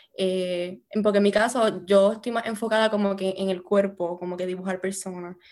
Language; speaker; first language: Spanish; native; Spanish